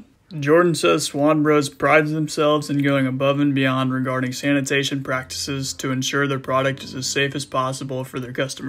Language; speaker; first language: English; native; English